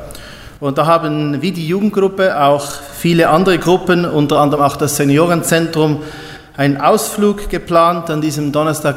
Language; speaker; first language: German; native; German